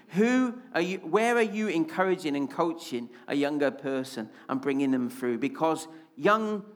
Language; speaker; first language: English; native; English